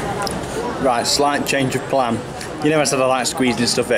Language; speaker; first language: English; native; English